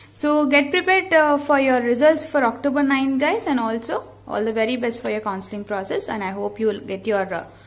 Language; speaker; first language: English; non-native, local second language; Telugu